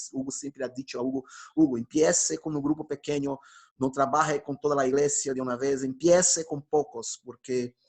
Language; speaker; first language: Spanish; non-native, fluent; Portuguese